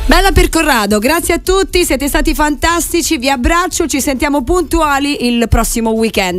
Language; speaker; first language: Italian; native; Italian